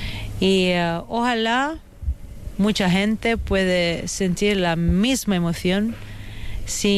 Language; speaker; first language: Spanish; non-native, fluent; Italian